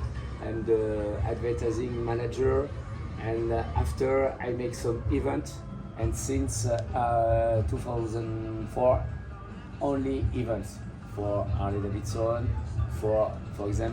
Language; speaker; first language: English; non-native, learner; French